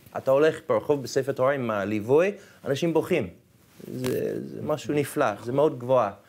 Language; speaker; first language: Hebrew; non-native, fluent; English